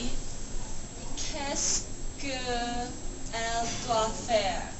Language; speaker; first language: French; non-native, learner; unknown